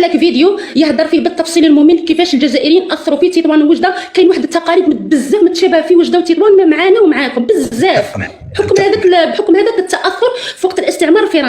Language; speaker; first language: Arabic; native; Arabic